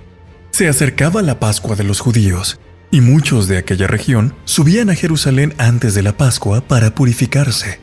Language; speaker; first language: Spanish; native; Spanish